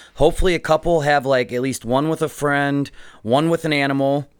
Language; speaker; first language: English; native; English